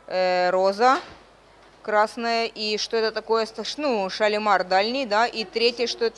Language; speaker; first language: Russian; native; Russian